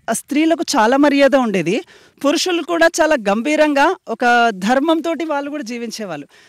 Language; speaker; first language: Telugu; native; Telugu